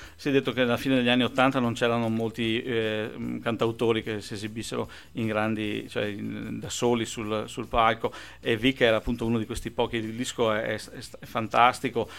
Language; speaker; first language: Italian; native; Italian